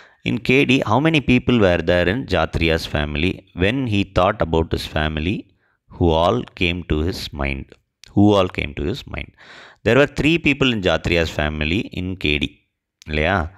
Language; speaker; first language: English; non-native, local second language; Tamil